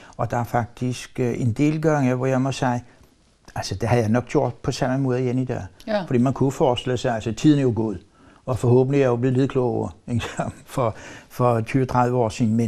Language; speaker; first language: Danish; native; Danish